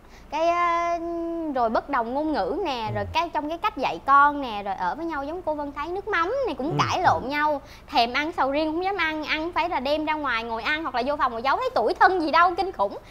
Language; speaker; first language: Vietnamese; native; Vietnamese